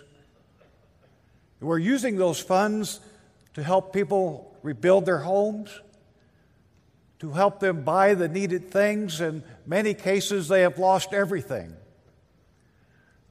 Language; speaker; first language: English; native; English